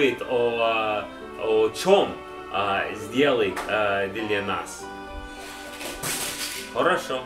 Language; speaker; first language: Russian; non-native, learner; English